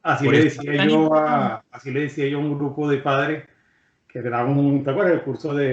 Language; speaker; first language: Spanish; native; Spanish